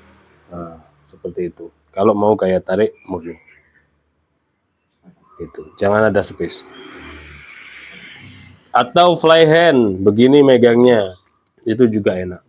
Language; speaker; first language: Indonesian; native; Indonesian